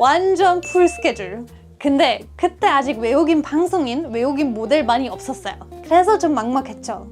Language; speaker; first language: Korean; non-native, fluent; German